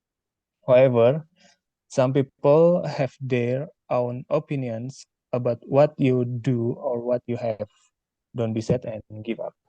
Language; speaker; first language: English; non-native, learner; Indonesian